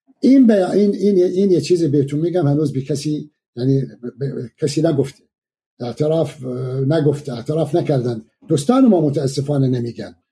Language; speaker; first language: Persian; non-native, fluent; Arabic